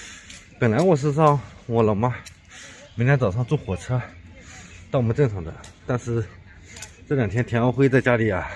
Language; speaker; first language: Chinese; native; Chinese